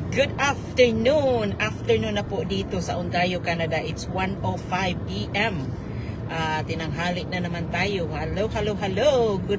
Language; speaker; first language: Filipino; non-native, local second language; Cebuano